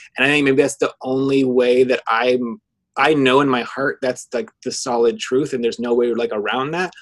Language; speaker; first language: English; native; English